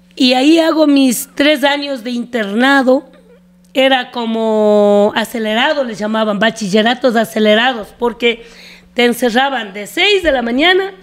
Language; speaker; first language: Spanish; native; Spanish